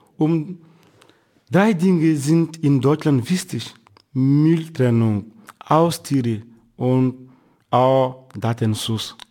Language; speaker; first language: German; non-native, fluent; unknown